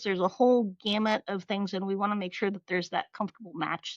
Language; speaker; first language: English; native; English